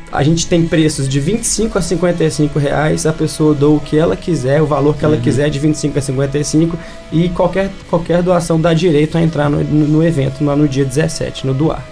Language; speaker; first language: Portuguese; native; Portuguese